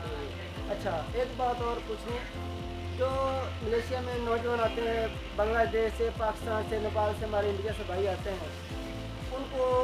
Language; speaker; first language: Hindi; native; Hindi